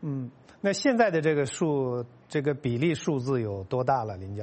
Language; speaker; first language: Chinese; native; Chinese